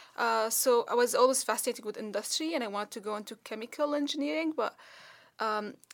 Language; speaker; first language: English; non-native, fluent; Arabic